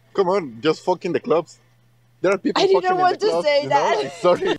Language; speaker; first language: English; non-native, learner; Spanish